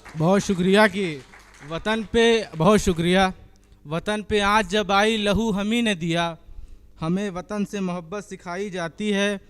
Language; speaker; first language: Urdu; native; Urdu